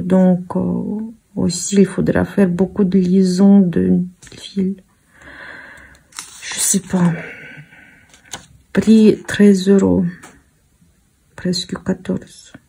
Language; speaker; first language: French; non-native, fluent; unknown